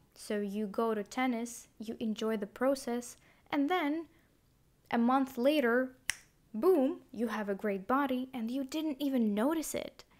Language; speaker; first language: English; non-native, fluent; Ukrainian